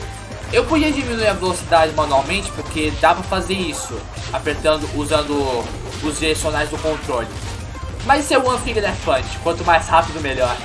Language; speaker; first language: Portuguese; native; Portuguese